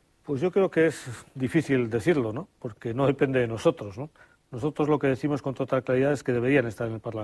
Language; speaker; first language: Spanish; native; Spanish